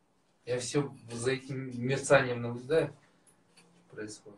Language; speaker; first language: Russian; native; Russian